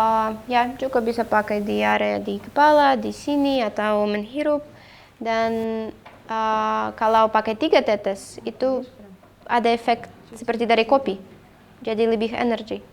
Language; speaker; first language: Indonesian; non-native, fluent; Russian